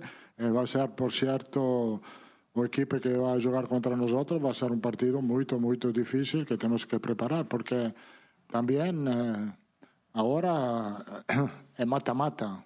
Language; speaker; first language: Portuguese; non-native, learner; Italian